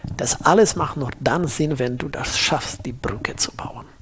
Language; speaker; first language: German; non-native, fluent; Slovak